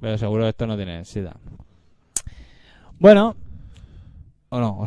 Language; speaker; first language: Spanish; native; Spanish